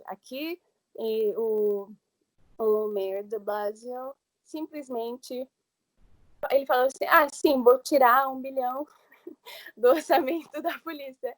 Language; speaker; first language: Portuguese; early bilingual, heritage; English